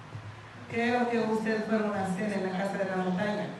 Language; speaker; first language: Spanish; non-native, fluent; Haitian Creole